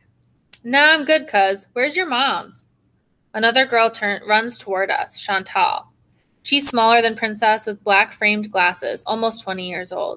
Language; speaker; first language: English; native; English